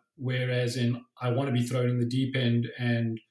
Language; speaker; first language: English; native; English